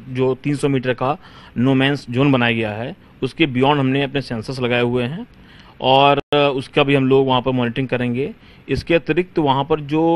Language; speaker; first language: Hindi; native; Hindi